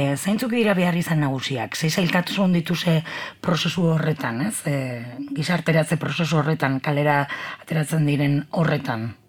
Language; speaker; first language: Basque; native; Basque